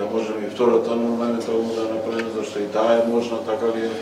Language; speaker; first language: Macedonian; native; Macedonian